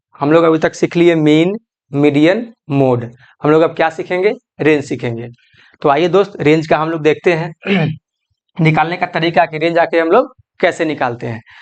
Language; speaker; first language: Hindi; native; Hindi